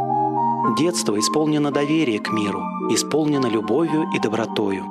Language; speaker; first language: Russian; native; Russian